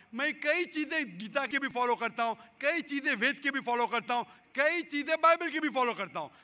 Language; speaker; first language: Hindi; non-native, local second language; Konkani